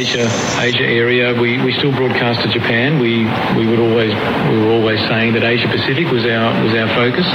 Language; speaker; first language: English; native; English